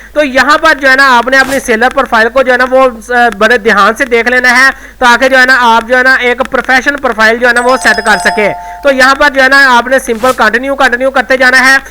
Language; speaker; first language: Urdu; non-native, local second language; Punjabi